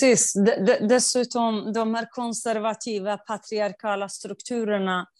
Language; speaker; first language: Swedish; non-native, fluent; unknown